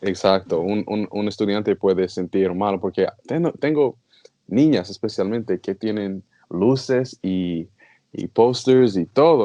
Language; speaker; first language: Spanish; non-native, learner; English